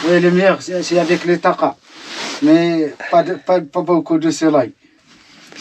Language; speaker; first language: French; non-native, learner; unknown